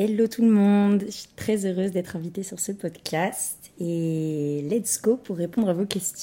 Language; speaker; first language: French; native; French